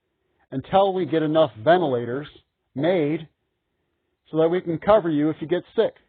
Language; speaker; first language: English; native; English